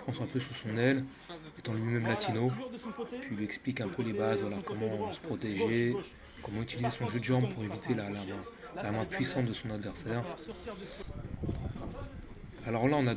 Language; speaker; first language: French; native; French